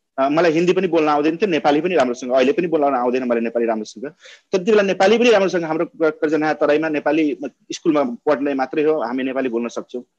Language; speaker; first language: Nepali; non-native, local second language; Maithili